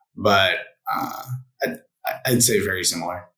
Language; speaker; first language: English; native; English